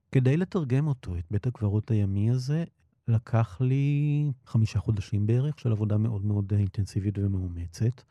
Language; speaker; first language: Hebrew; native; Hebrew